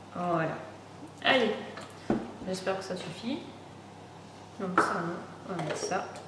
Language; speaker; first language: French; native; French